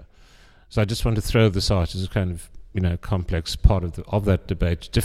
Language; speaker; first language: English; native; English